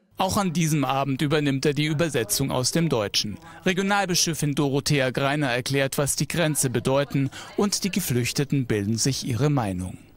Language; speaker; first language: German; native; German